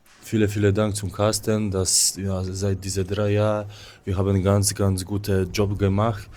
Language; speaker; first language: German; non-native, learner; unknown